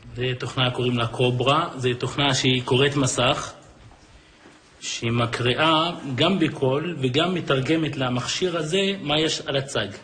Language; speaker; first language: Hebrew; non-native, local second language; Arabic